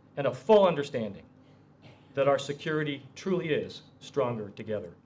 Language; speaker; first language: English; native; English